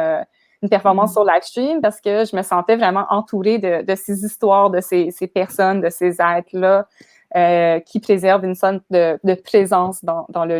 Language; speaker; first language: French; native; French